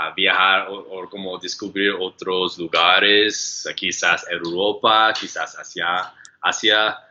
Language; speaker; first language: Spanish; non-native, learner; English